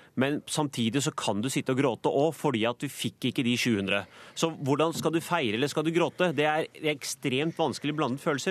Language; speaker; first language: Norwegian; native; Norwegian